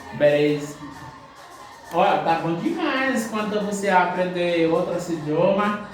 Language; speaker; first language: Portuguese; non-native, learner; Haitian Creole